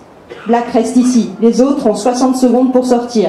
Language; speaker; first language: French; native; French